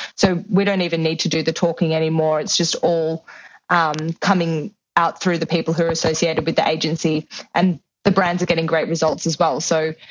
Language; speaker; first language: English; native; English